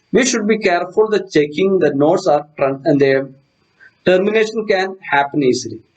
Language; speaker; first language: English; non-native, local second language; Malayalam